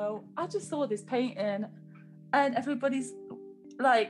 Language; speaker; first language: English; native; English